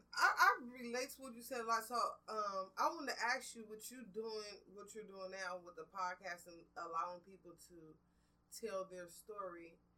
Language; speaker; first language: English; native; English